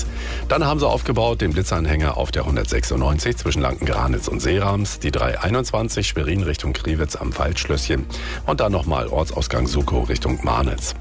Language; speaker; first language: German; native; German